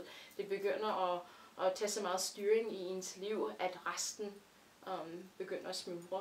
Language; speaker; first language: Danish; non-native, fluent; English